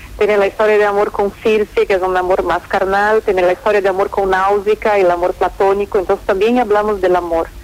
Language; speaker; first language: Spanish; non-native, fluent; Portuguese